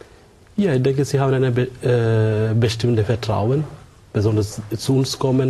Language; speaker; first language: German; non-native, fluent; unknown